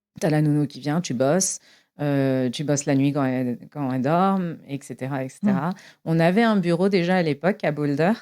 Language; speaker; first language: French; native; French